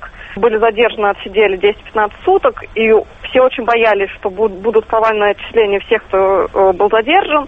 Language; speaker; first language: Russian; native; Russian